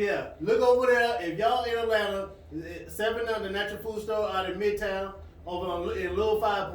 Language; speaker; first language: English; native; English